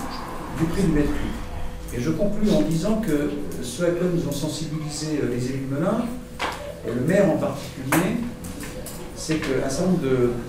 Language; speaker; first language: French; native; French